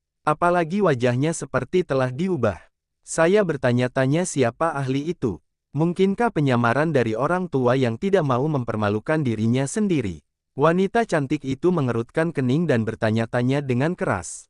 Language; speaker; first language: Indonesian; native; Indonesian